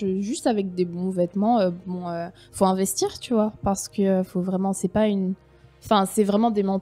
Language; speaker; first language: French; native; French